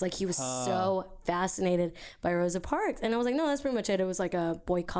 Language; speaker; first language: English; early bilingual, other home language; Spanish